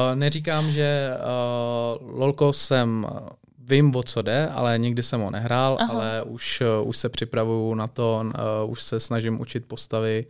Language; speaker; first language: Czech; native; Czech